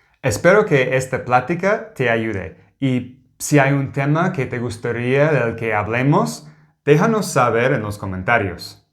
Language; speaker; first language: Spanish; non-native, fluent; English